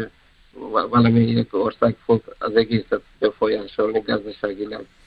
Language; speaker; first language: Hungarian; non-native, fluent; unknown